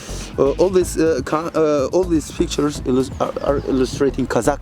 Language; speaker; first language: English; non-native, learner; Kazakh